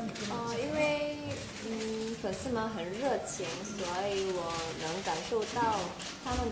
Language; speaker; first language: Chinese; non-native, learner; Korean